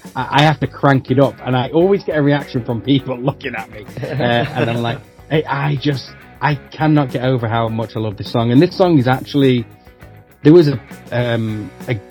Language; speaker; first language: English; native; English